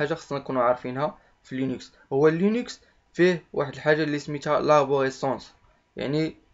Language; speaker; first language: Arabic; native; Arabic